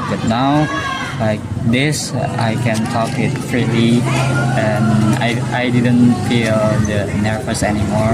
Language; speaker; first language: English; non-native, learner; Indonesian